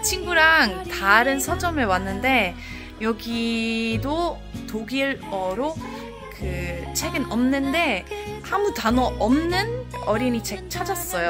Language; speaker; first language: Korean; non-native, fluent; French